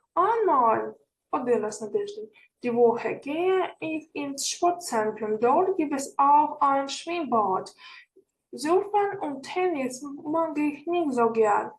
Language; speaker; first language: German; non-native, fluent; Ukrainian